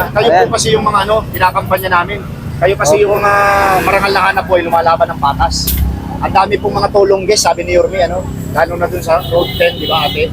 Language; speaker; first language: Filipino; native; Filipino